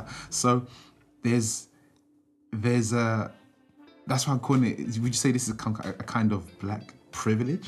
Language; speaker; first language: English; native; English